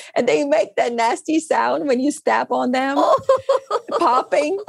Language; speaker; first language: English; non-native, fluent; Portuguese